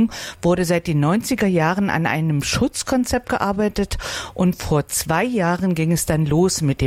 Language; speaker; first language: German; native; German